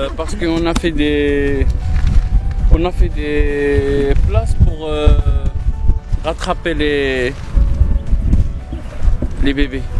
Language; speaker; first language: French; non-native, learner; Arabic